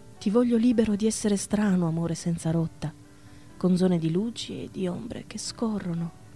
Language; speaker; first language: Italian; native; Italian